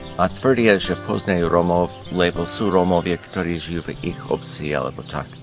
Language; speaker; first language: Slovak; non-native, learner; English